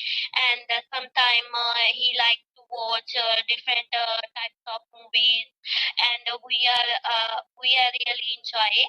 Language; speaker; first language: English; non-native, learner; Punjabi